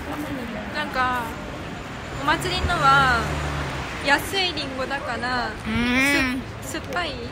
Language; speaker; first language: Japanese; native; Japanese